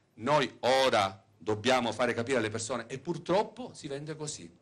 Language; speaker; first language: Italian; native; Italian